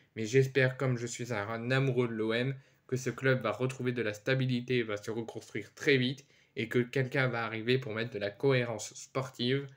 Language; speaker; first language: French; native; French